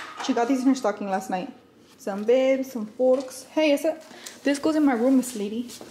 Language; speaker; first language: English; early bilingual, other home language; Spanish